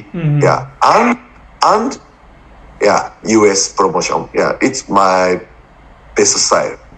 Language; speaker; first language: English; non-native, learner; Japanese